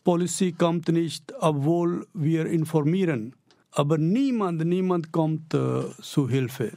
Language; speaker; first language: German; non-native, learner; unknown